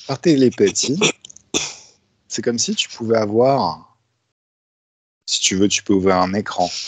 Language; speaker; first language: French; native; French